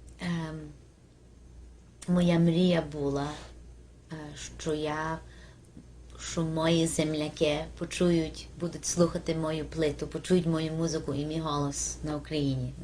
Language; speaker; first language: Ukrainian; early bilingual, heritage; Ukrainian